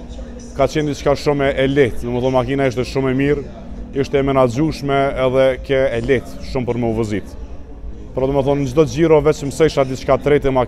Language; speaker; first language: Albanian; native; Albanian